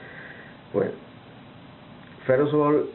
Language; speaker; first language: English; non-native, learner; Spanish